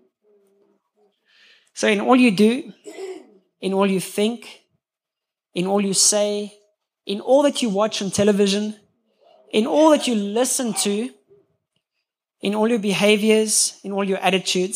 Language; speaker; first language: English; native; English